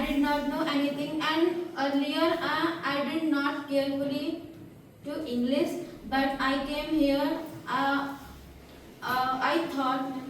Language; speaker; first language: English; non-native, learner; Hindi